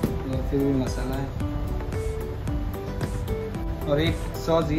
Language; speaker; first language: Hindi; non-native, learner; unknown